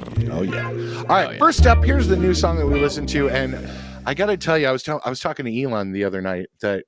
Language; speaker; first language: English; native; English